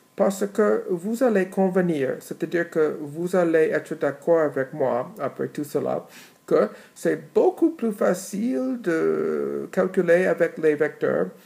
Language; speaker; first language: French; non-native, fluent; English